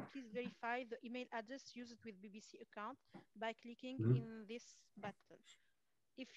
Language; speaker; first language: English; non-native, fluent; Arabic